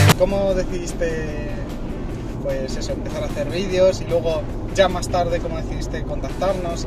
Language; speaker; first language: Spanish; native; Spanish